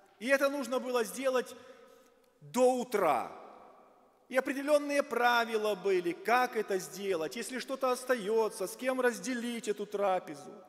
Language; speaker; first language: Russian; native; Russian